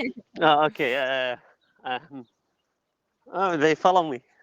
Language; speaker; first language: English; non-native, learner; Arabic